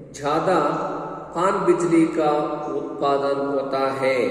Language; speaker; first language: Hindi; non-native, local second language; Kannada